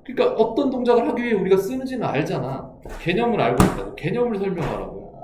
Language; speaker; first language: Korean; native; Korean